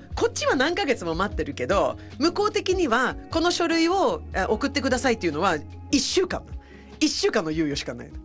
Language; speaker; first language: Japanese; non-native, fluent; Swedish